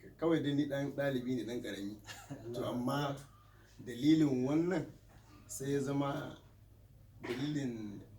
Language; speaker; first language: Hausa; native; Hausa